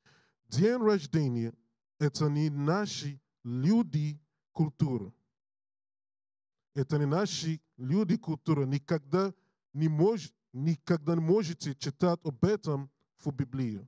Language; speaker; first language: Russian; non-native, learner; English